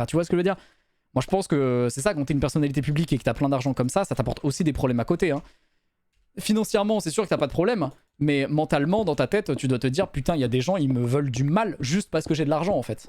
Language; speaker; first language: French; native; French